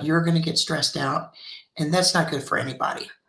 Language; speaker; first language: English; native; English